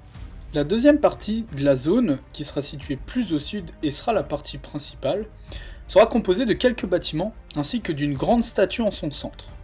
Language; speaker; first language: French; native; French